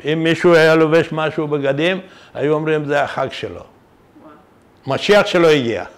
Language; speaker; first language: Hebrew; non-native, fluent; Persian